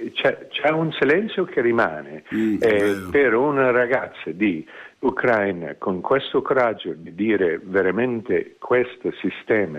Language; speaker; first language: Italian; non-native, fluent; English